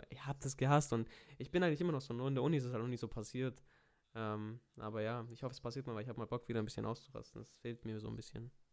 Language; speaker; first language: German; early bilingual, other home language; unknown